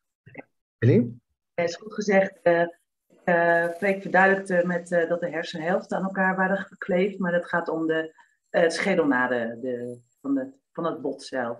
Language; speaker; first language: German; non-native, learner; Dutch